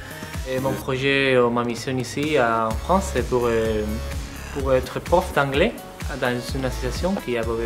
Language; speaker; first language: French; non-native, learner; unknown